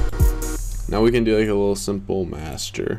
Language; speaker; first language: English; native; English